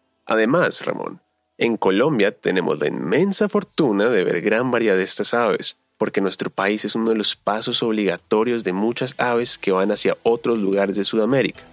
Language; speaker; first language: Spanish; native; Spanish